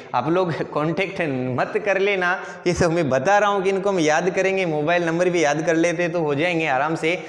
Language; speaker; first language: Hindi; native; Hindi